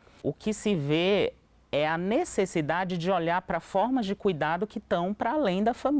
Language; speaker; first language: Portuguese; native; Portuguese